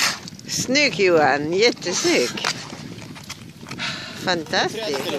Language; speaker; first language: Swedish; non-native, fluent; French